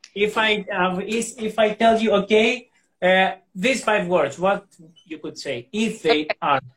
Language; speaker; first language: English; non-native, fluent; Greek